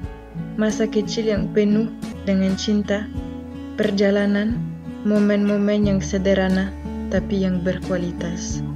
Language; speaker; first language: Indonesian; non-native, fluent; French